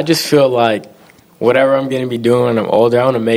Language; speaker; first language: English; native; English